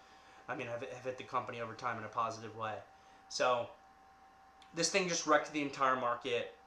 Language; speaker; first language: English; native; English